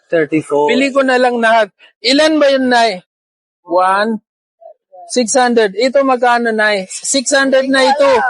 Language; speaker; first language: Filipino; non-native, learner; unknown